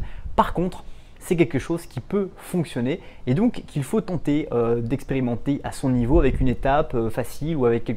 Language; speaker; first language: French; native; French